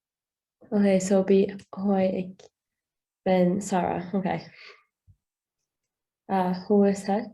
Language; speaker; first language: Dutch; non-native, learner; English